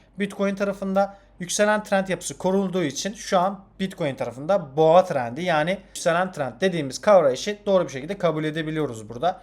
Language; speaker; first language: Turkish; non-native, fluent; Azerbaijani